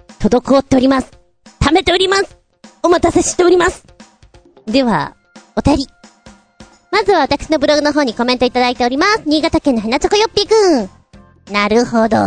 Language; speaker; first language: Japanese; native; Japanese